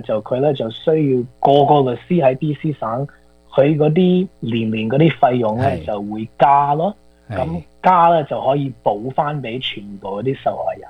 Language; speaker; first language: Chinese; early bilingual, heritage; Cantonese